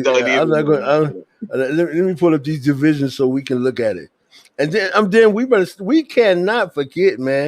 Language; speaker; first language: English; native; English